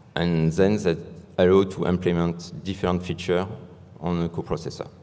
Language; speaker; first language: English; non-native, fluent; French